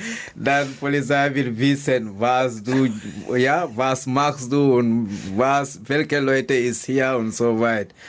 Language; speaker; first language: German; non-native, learner; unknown